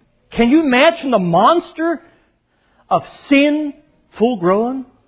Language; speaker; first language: English; native; English